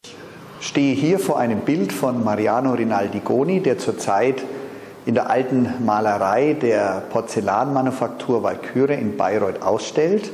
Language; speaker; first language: German; native; German